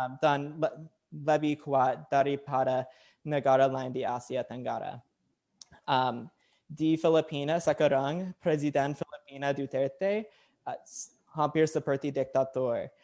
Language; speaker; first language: Indonesian; non-native, learner; English